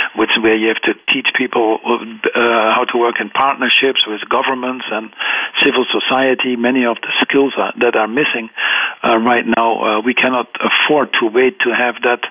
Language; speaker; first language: English; non-native, fluent; Dutch